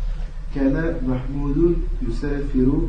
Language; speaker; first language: Arabic; non-native, learner; French